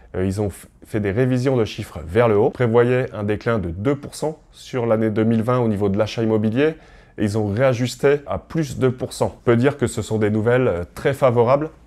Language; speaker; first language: French; native; French